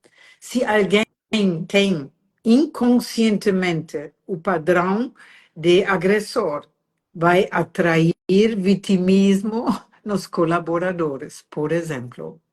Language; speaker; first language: Portuguese; non-native, fluent; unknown